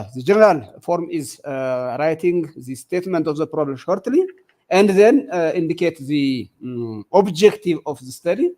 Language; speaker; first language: English; non-native, local second language; Amharic